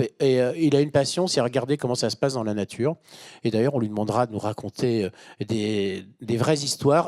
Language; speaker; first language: French; native; French